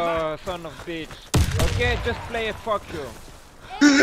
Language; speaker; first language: English; non-native, learner; French